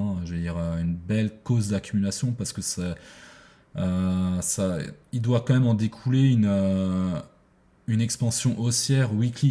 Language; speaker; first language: French; native; French